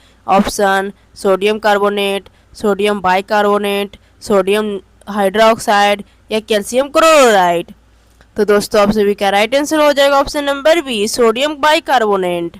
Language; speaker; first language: Hindi; native; Hindi